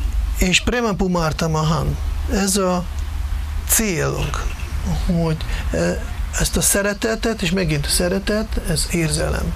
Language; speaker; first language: Hungarian; non-native, fluent; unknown